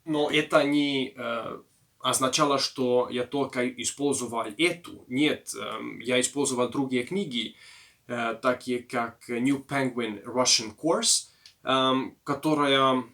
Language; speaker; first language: Russian; non-native, learner; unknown